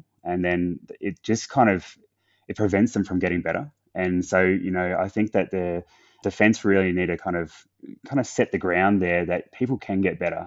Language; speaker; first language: English; native; English